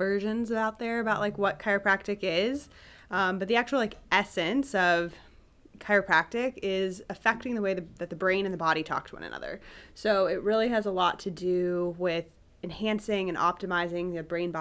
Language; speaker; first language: English; native; English